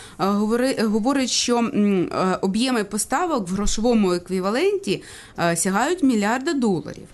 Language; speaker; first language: Ukrainian; native; Ukrainian